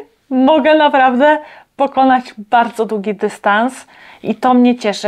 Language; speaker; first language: Polish; non-native, fluent; Latvian